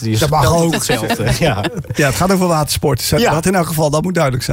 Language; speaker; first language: Dutch; native; Dutch